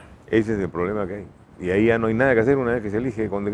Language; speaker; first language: Spanish; native; Spanish